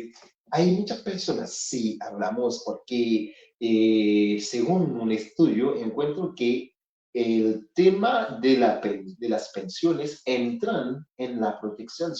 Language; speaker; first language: Spanish; non-native, fluent; Haitian Creole